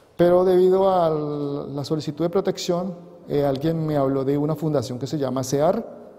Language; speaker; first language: Spanish; native; Spanish